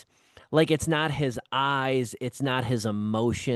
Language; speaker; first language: English; native; English